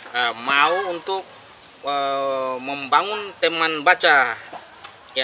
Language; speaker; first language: Indonesian; native; Indonesian